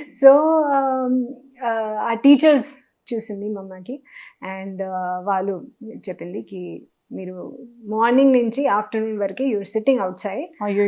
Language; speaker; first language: Telugu; non-native, learner; Hindi